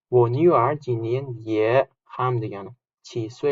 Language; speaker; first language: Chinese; non-native, fluent; Uzbek